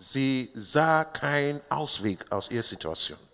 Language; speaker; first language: German; non-native, learner; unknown